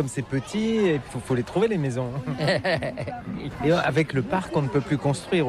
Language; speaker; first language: French; native; French